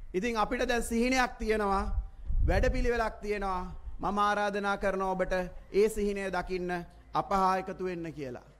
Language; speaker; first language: Sinhala; native; Sinhala